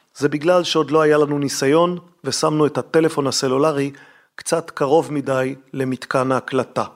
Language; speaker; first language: Hebrew; native; Hebrew